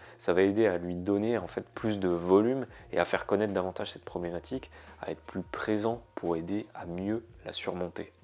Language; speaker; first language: French; native; French